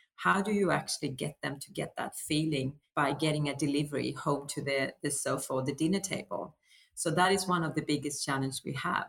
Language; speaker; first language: English; non-native, fluent; Swedish